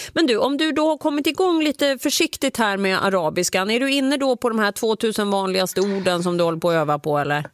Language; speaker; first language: Swedish; native; Swedish